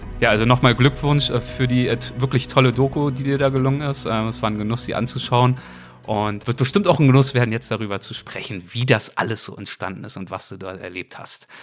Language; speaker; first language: German; native; German